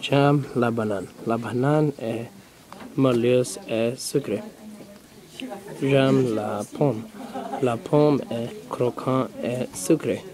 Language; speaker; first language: French; non-native, learner; English